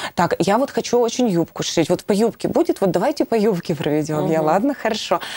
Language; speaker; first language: Russian; native; Russian